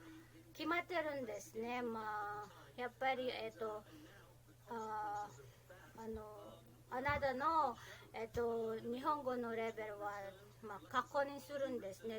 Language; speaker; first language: Japanese; non-native, learner; Filipino